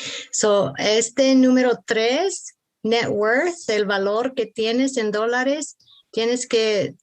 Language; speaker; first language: Spanish; early bilingual, heritage; Spanish